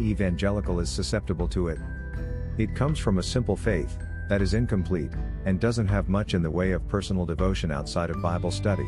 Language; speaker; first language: English; native; English